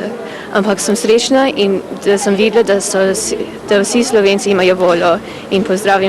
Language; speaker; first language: Slovenian; early bilingual, heritage; English